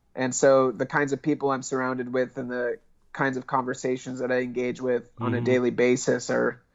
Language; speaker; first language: English; native; English